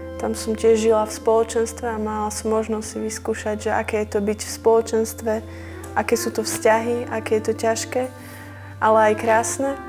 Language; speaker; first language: Slovak; early bilingual, heritage; Slovak